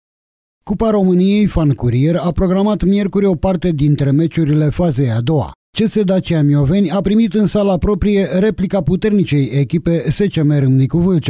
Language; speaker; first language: Romanian; native; Romanian